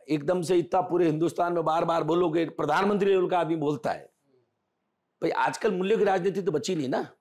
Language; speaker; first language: Hindi; native; Hindi